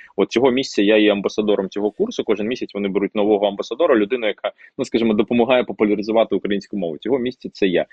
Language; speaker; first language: Ukrainian; non-native, local second language; Russian